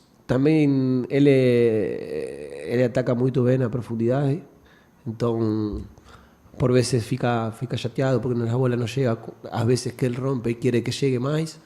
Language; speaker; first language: Portuguese; non-native, fluent; Spanish